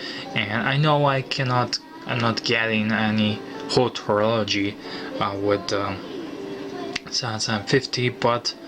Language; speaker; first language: English; non-native, fluent; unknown